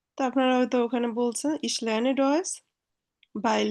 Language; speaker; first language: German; non-native, learner; Bangla